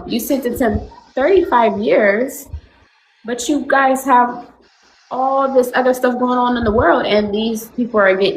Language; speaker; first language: English; native; English